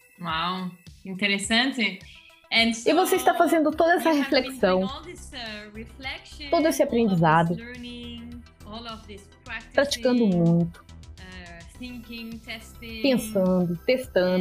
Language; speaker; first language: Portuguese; non-native, learner; English